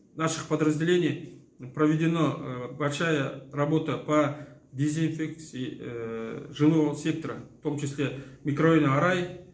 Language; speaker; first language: Russian; non-native, local second language; Kazakh